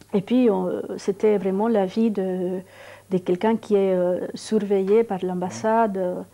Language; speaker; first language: French; non-native, fluent; Spanish